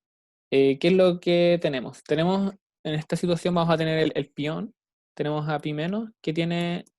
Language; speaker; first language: Spanish; native; Spanish